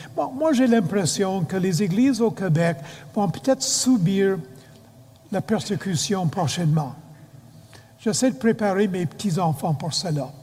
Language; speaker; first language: French; non-native, fluent; English